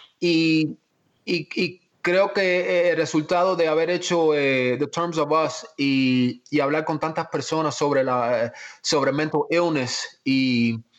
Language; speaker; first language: Spanish; early bilingual, heritage; Spanish